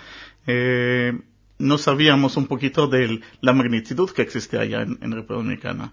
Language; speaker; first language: Spanish; early bilingual, heritage; Spanish